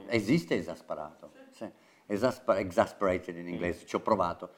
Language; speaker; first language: Italian; non-native, fluent; English